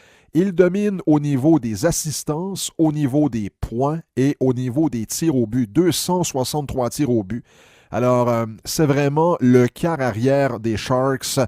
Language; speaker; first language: French; native; French